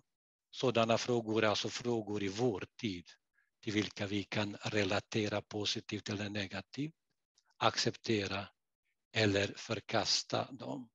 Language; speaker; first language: Swedish; non-native, fluent; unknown